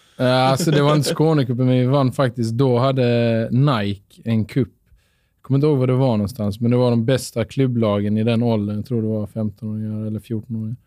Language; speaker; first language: Swedish; native; Swedish